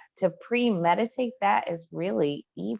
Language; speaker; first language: English; native; English